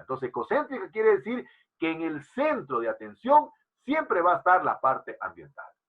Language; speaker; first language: Spanish; native; Spanish